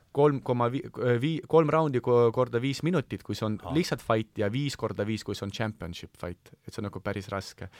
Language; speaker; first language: Estonian; non-native, local second language; Russian